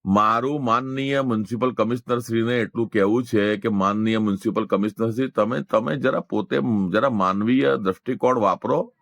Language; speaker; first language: Gujarati; non-native, local second language; Hindi